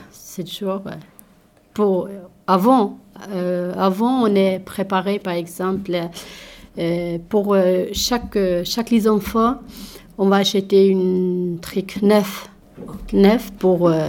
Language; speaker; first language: French; non-native, learner; Albanian